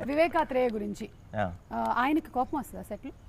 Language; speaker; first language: Telugu; native; Telugu